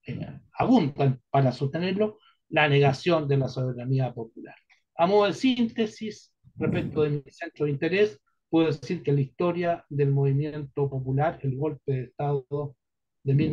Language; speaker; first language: Spanish; native; Spanish